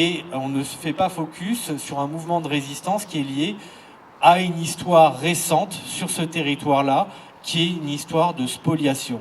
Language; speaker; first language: French; native; French